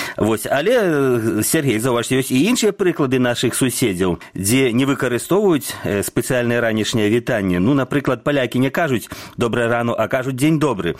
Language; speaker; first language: Belarusian; native; Belarusian